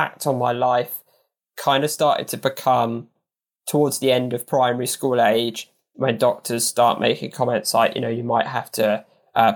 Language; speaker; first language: English; native; English